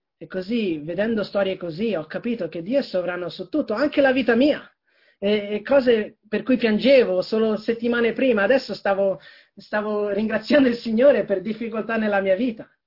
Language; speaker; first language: Italian; non-native, fluent; English